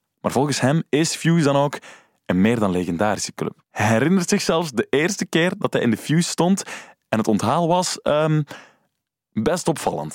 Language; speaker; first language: Dutch; native; Dutch